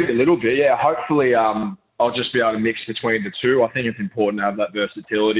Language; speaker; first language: English; native; English